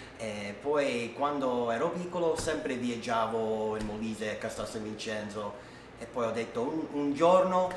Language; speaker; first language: Italian; non-native, learner; English